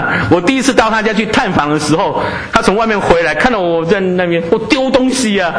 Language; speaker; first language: Chinese; native; Chinese